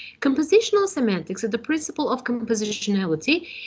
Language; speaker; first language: English; non-native, fluent; Turkish